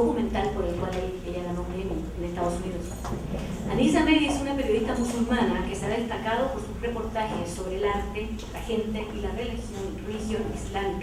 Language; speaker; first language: Spanish; native; Spanish